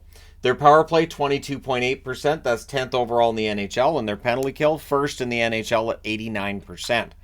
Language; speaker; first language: English; native; English